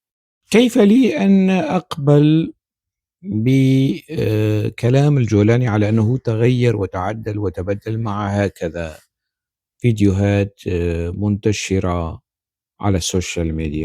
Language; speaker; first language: Arabic; non-native, local second language; Kurdish